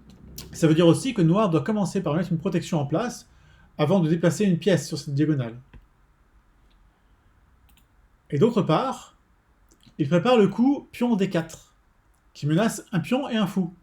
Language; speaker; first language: French; native; French